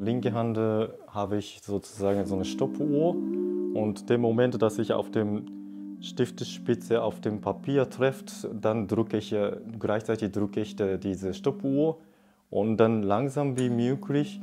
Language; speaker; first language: German; non-native, fluent; Japanese